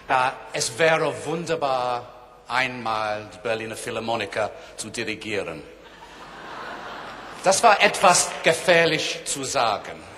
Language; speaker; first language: German; non-native, learner; English